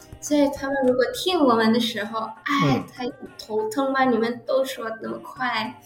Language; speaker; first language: Chinese; early bilingual, heritage; Indonesian